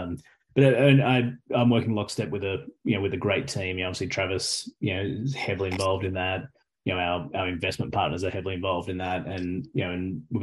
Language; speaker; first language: English; native; English